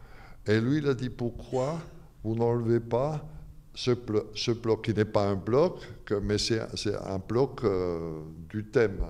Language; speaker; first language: French; non-native, fluent; German